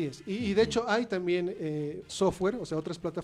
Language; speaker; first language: Spanish; native; Spanish